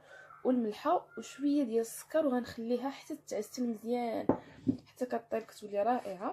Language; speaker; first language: Arabic; native; Arabic